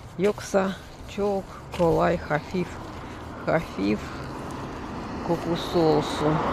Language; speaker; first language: Turkish; non-native, learner; Russian